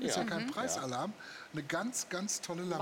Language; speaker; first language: German; native; German